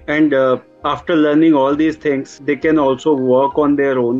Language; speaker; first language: English; non-native, local second language; Hindi